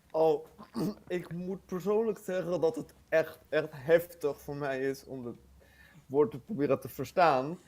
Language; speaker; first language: Dutch; early bilingual, heritage; Dutch